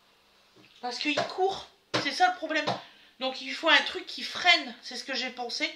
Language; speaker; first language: French; native; French